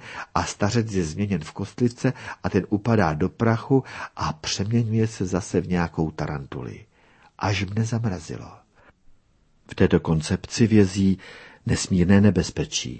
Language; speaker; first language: Czech; native; Czech